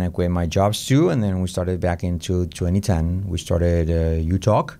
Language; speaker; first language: English; non-native, fluent; Spanish